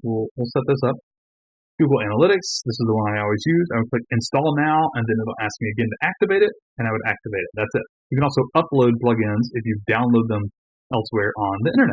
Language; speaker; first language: English; native; English